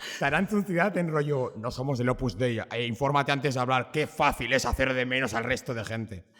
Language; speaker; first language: Spanish; native; Spanish